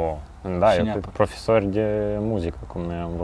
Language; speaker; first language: Romanian; non-native, local second language; Russian